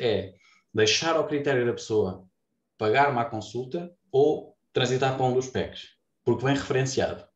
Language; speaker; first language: Portuguese; native; Portuguese